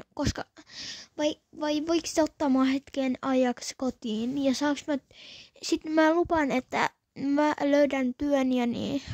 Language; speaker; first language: Finnish; early bilingual, other home language; Polish